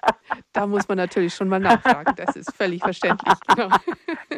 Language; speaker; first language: German; native; German